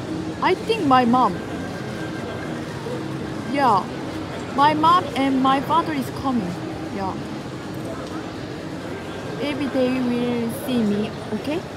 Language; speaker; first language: English; non-native, learner; Korean